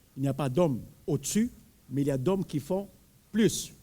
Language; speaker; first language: French; non-native, local second language; Arabic